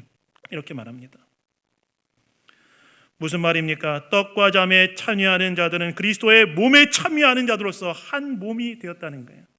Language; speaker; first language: Korean; native; Korean